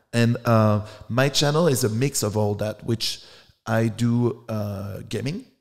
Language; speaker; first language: English; non-native, fluent; French